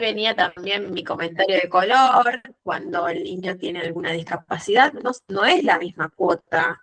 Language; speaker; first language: Spanish; native; Spanish